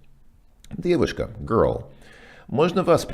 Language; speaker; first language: Russian; non-native, fluent; English